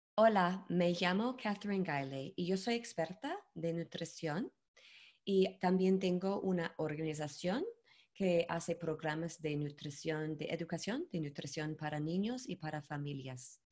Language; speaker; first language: Spanish; non-native, learner; English